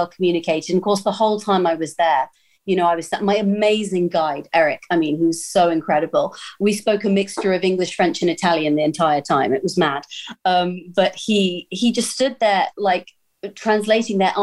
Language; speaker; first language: English; native; English